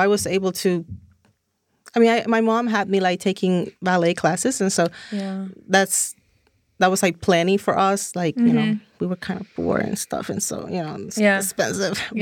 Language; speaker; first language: English; non-native, fluent; Spanish